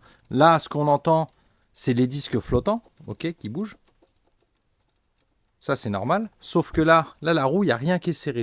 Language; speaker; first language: French; native; French